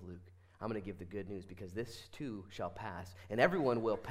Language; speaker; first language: English; native; English